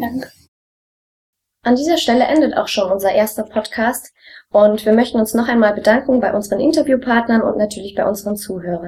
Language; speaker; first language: German; native; German